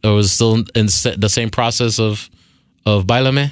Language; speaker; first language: English; early bilingual, other home language; Spanish